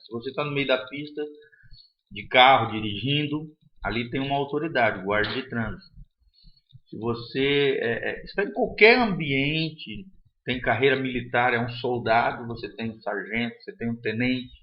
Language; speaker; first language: Portuguese; native; Portuguese